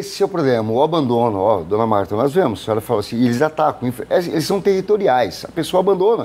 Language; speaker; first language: Portuguese; native; Portuguese